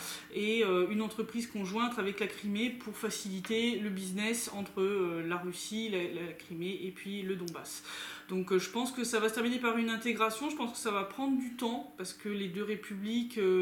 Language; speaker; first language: French; native; French